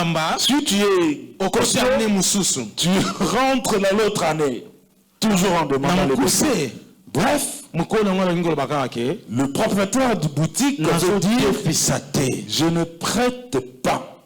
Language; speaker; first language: French; non-native, local second language; Lingala